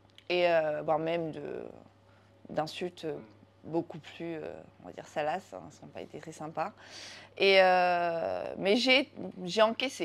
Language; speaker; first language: French; native; French